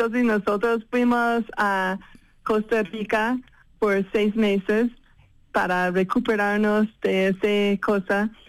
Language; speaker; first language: Spanish; non-native, fluent; English